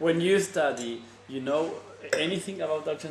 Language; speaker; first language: English; non-native, learner; Spanish